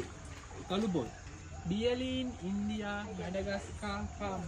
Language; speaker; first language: Russian; non-native, learner; Sinhala